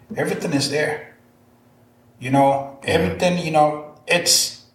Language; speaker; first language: English; non-native, fluent; Spanish